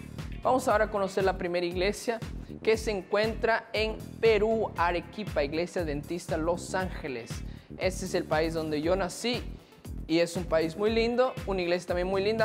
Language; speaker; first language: Spanish; native; Spanish